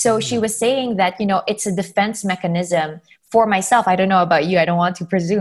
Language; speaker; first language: English; non-native, local second language; Filipino